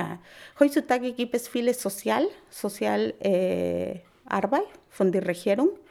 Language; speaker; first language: German; non-native, fluent; Spanish